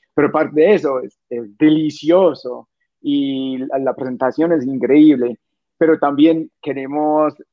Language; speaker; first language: Spanish; non-native, fluent; English